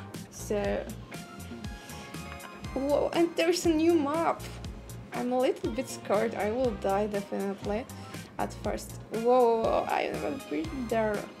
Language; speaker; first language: English; non-native, fluent; Polish